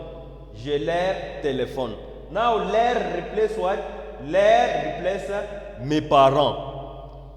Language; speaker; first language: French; non-native, learner; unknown